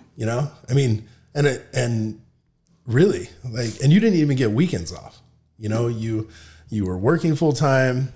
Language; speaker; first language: English; native; English